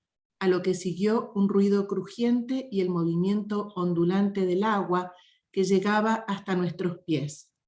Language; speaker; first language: Spanish; native; Spanish